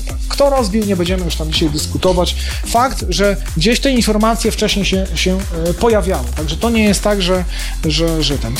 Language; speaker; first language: Polish; native; Polish